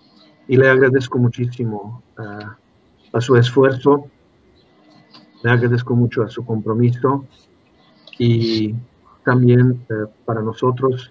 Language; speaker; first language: Spanish; non-native, fluent; Hungarian